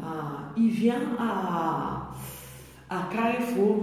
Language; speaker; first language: French; non-native, learner; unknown